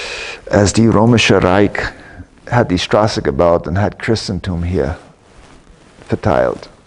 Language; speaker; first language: German; non-native, fluent; English